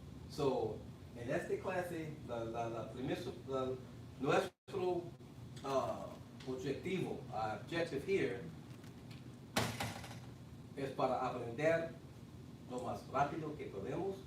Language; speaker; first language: Spanish; non-native, fluent; English